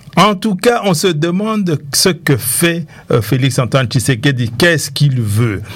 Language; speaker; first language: French; non-native, local second language; Lingala